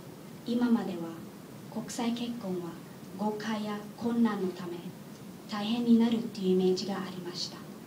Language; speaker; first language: Japanese; non-native, learner; English